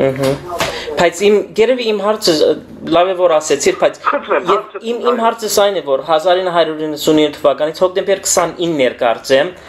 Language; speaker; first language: Armenian; early bilingual, heritage; Armenian